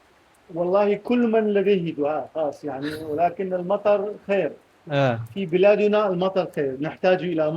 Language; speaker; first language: Arabic; native; Arabic